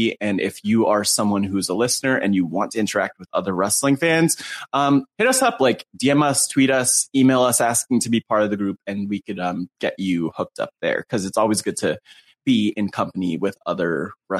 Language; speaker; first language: English; native; English